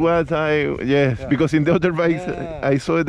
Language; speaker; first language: English; non-native, learner; Spanish